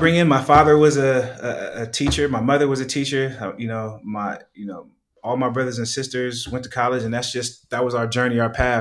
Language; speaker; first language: English; native; English